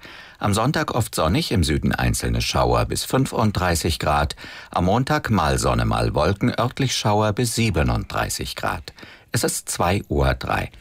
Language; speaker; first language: German; native; German